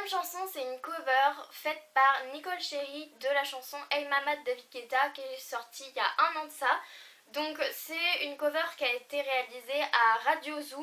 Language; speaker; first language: French; native; French